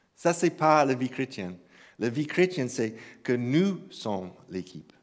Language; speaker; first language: French; non-native, fluent; English